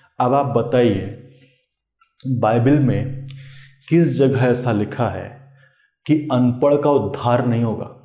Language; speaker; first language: Hindi; native; Hindi